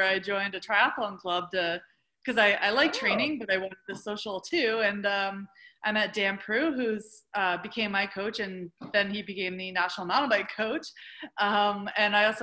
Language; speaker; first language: English; native; English